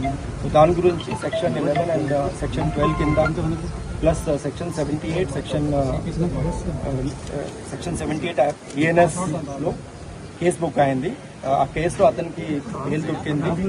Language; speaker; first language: Telugu; non-native, local second language; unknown